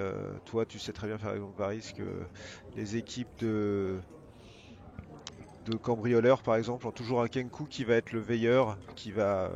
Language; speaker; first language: French; native; French